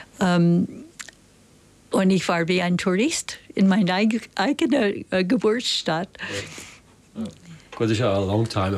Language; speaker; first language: German; non-native, fluent; English